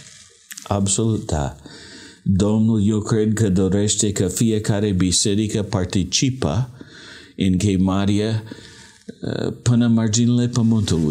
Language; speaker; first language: Romanian; non-native, learner; English